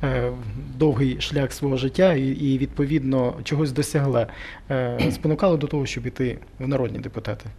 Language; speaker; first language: Ukrainian; native; Ukrainian